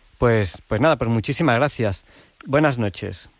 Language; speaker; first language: Spanish; native; Spanish